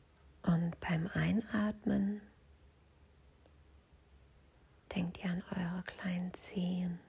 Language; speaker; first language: German; native; German